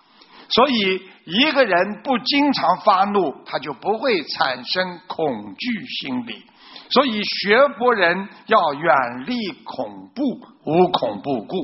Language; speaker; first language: Chinese; native; Chinese